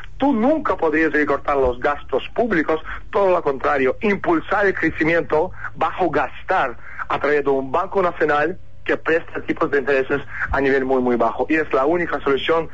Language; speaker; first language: Spanish; non-native, fluent; Russian